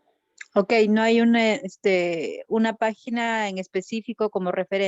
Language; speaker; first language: Spanish; native; Spanish